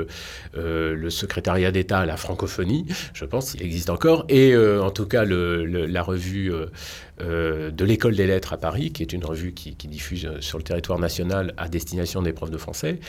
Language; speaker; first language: French; native; French